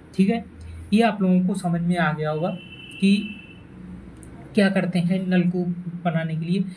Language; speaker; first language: Hindi; native; Hindi